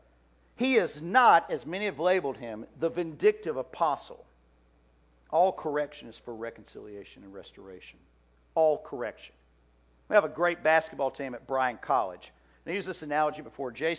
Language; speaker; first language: English; native; English